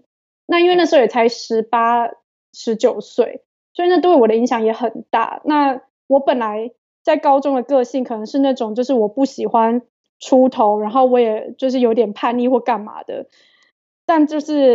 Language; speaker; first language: Chinese; native; Chinese